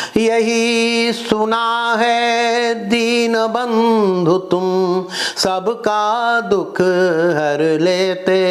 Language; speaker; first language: Hindi; native; Hindi